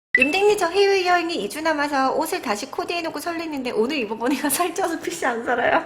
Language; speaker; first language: Korean; native; Korean